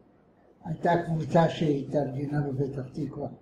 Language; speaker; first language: Hebrew; non-native, fluent; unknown